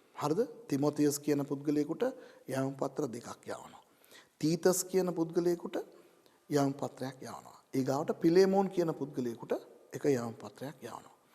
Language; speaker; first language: Sinhala; non-native, local second language; Tamil